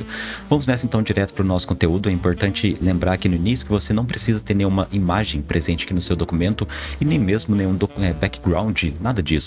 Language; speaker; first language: Portuguese; native; Portuguese